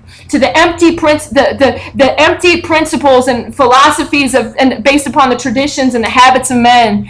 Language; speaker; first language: English; native; English